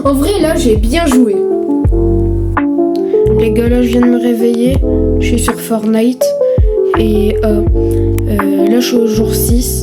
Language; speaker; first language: French; native; French